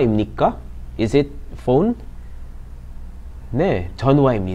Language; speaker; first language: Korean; non-native, learner; Filipino